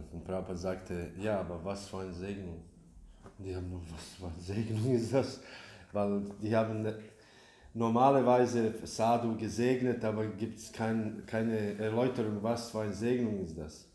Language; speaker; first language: German; non-native, learner; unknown